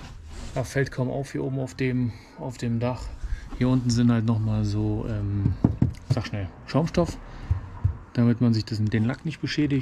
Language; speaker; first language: German; native; German